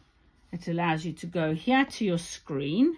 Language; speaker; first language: English; native; English